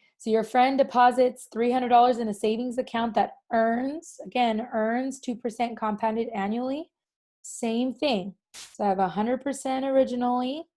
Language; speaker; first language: English; native; English